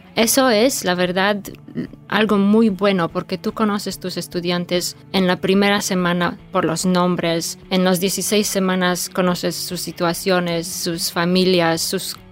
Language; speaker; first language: Spanish; non-native, fluent; Polish